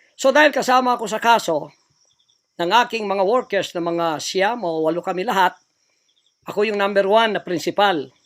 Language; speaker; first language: Filipino; non-native, local second language; Cebuano